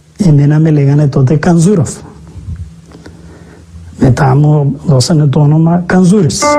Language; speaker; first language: Greek; non-native, local second language; Macedonian